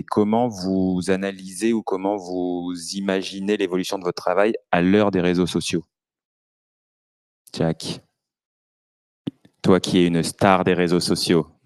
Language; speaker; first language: French; native; French